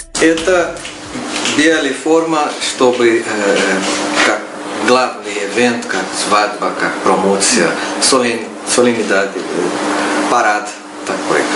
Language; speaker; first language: Russian; non-native, learner; Portuguese